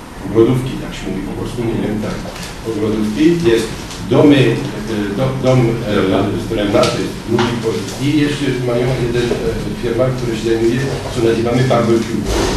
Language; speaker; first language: Polish; non-native, learner; French